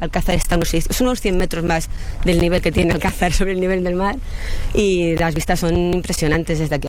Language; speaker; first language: Spanish; native; Spanish